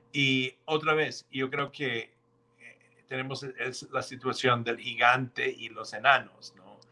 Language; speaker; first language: Spanish; non-native, fluent; English